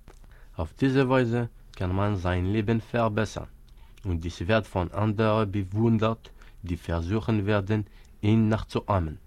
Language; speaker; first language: German; non-native, fluent; Kabyle